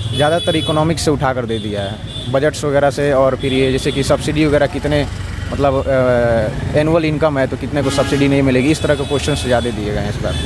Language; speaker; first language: Hindi; native; Hindi